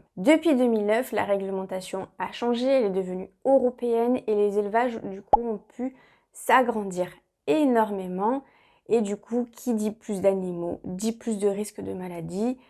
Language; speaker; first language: French; native; French